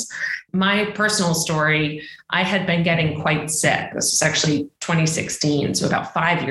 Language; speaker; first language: English; native; English